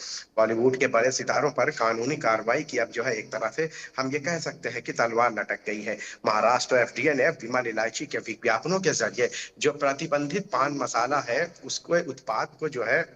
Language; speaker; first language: Hindi; native; Hindi